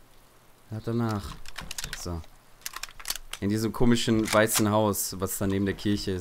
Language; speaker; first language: German; native; German